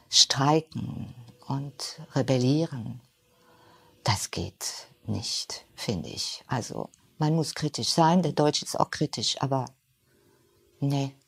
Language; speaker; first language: German; non-native, fluent; French